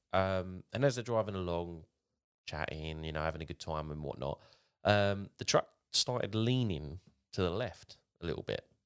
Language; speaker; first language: English; native; English